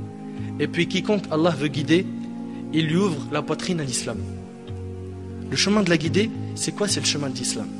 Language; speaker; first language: French; native; French